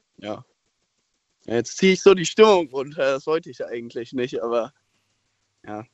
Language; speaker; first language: German; native; German